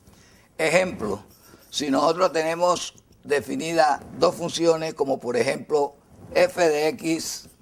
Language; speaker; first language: Spanish; native; Spanish